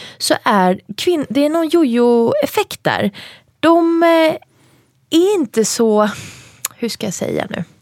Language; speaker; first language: Swedish; early bilingual, other home language; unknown